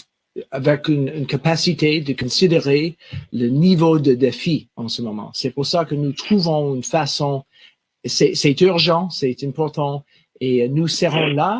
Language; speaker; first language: French; non-native, local second language; English